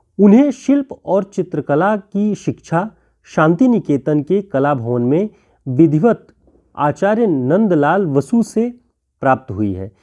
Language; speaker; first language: Hindi; native; Hindi